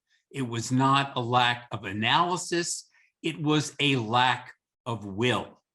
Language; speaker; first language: English; native; English